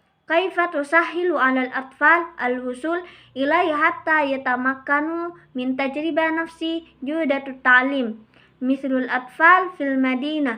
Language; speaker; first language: Arabic; non-native, learner; Indonesian